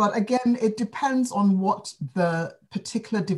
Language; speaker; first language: English; non-native, local second language; Akan